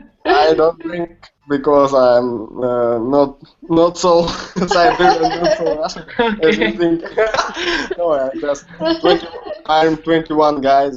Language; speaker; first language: English; non-native, learner; Russian